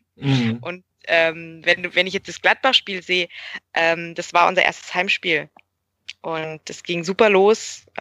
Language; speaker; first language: German; native; German